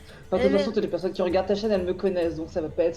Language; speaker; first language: French; native; French